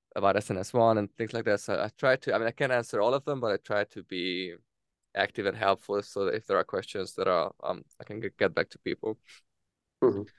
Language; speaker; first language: English; non-native, fluent; Hungarian